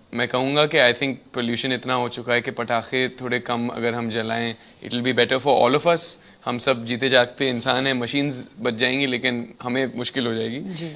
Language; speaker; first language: Hindi; native; Hindi